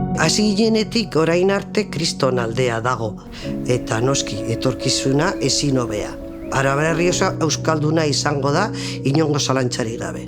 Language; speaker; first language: Basque; non-native, local second language; Spanish